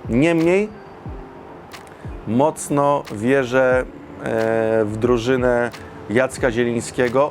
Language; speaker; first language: Polish; native; Polish